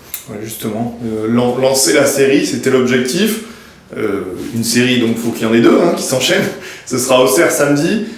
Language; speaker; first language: French; native; French